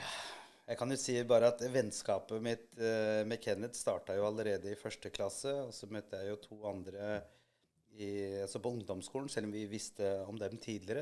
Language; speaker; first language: Norwegian; early bilingual, other home language; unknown